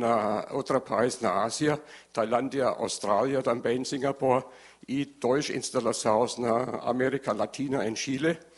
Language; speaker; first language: Portuguese; non-native, learner; German